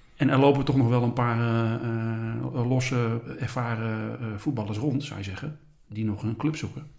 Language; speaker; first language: Dutch; native; Dutch